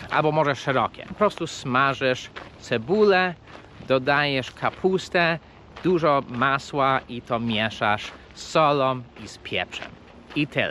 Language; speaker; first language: Polish; early bilingual, heritage; Polish